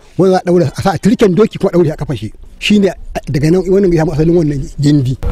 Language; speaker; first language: Hausa; native; Hausa